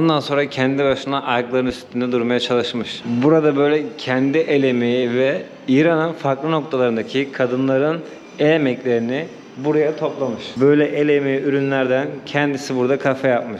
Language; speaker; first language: Turkish; native; Turkish